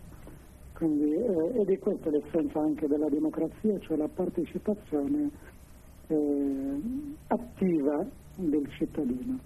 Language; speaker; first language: Italian; non-native, fluent; Arabic